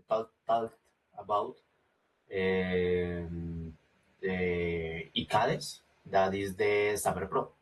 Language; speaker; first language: English; non-native, learner; Spanish